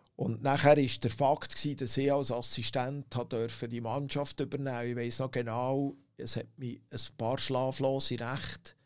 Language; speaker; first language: German; native; German